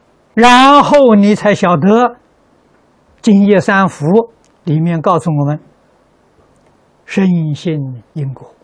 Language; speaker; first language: Chinese; native; Chinese